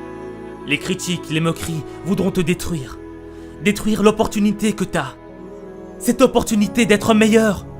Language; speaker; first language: French; non-native, local second language; Haitian Creole